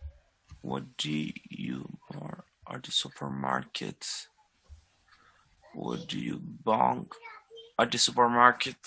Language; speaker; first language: English; non-native, learner; Spanish